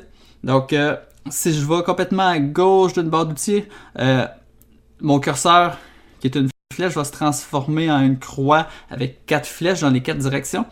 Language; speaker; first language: French; native; French